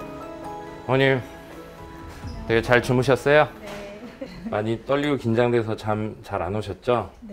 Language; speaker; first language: Korean; native; Korean